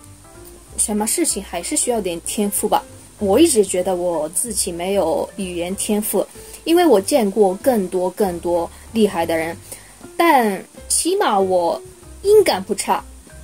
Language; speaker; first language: Chinese; non-native, fluent; Japanese